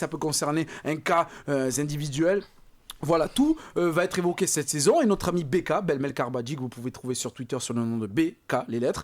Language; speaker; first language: French; native; French